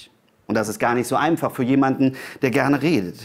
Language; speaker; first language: German; native; German